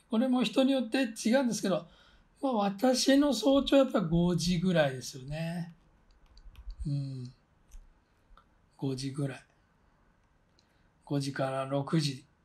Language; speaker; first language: Japanese; native; Japanese